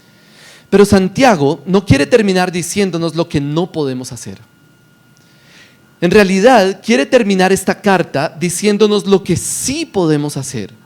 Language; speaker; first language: Spanish; native; Spanish